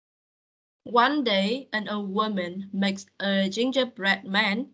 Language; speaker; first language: English; non-native, fluent; Vietnamese